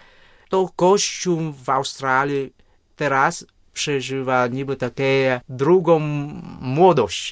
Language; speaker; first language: Polish; non-native, fluent; Vietnamese